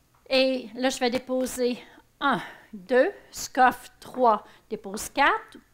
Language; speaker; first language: French; native; French